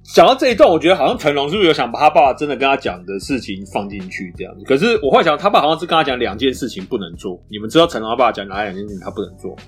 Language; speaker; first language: Chinese; native; Chinese